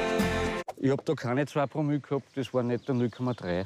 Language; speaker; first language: German; native; German